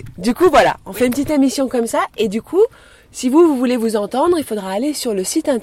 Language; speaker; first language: French; native; French